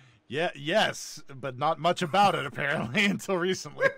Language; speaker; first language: English; native; English